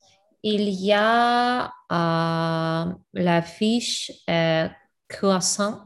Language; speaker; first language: French; non-native, learner; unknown